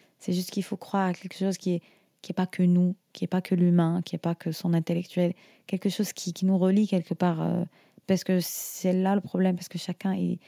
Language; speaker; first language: French; non-native, fluent; Arabic